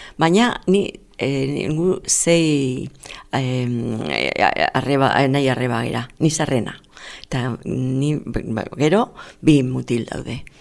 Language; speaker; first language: Basque; non-native, local second language; Spanish